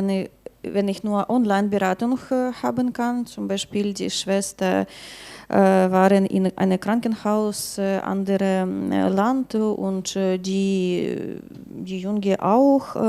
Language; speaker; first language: German; non-native, learner; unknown